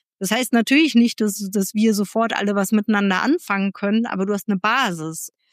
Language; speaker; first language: German; native; German